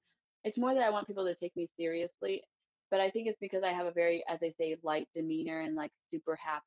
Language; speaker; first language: English; native; English